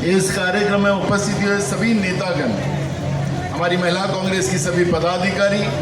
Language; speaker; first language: Hindi; non-native, local second language; Marathi